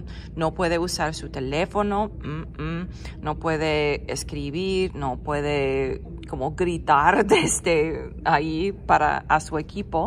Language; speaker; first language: Spanish; non-native, fluent; English